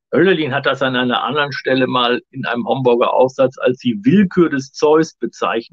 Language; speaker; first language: German; native; German